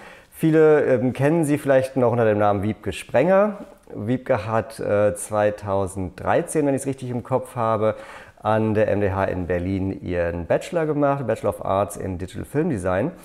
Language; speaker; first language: German; native; German